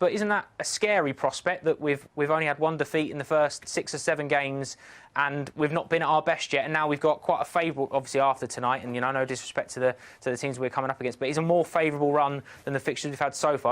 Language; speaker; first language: English; native; English